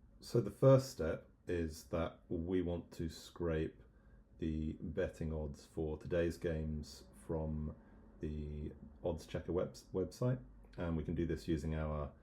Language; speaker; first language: English; native; English